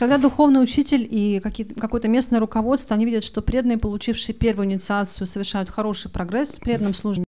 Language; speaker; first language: Russian; native; Russian